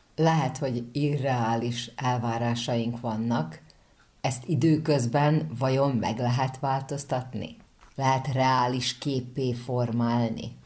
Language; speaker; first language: Hungarian; native; Hungarian